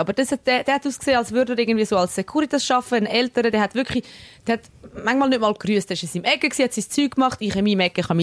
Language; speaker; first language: German; native; German